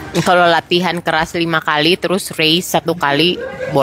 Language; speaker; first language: Indonesian; native; Indonesian